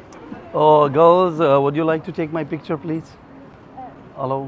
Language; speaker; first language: English; non-native, learner; Persian